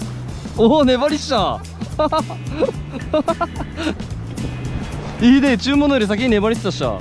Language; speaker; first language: Japanese; native; Japanese